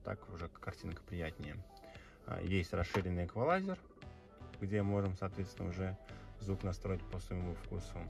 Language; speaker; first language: Russian; native; Russian